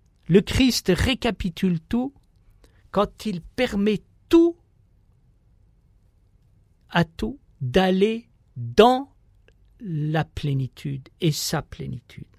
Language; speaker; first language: French; native; French